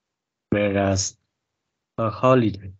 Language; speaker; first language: English; non-native, learner; Vietnamese